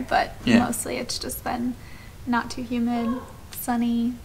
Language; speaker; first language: English; native; English